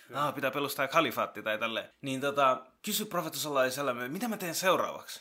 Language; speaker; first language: Finnish; early bilingual, other home language; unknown